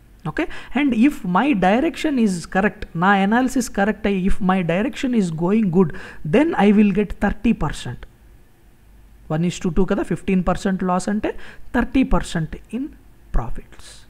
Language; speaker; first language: English; non-native, local second language; Telugu